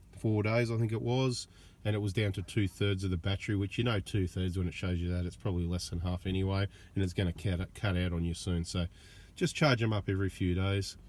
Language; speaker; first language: English; native; English